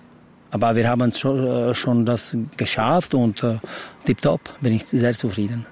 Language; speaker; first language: German; non-native, fluent; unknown